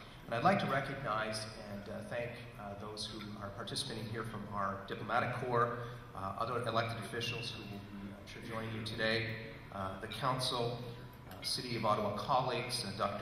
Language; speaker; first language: English; native; English